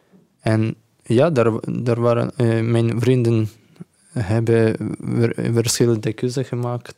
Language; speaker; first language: Dutch; non-native, learner; Ukrainian